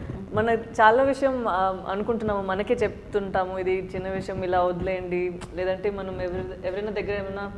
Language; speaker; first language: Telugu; non-native, local second language; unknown